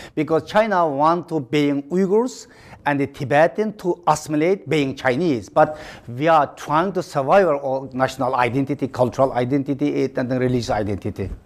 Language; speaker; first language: English; non-native, learner; Chinese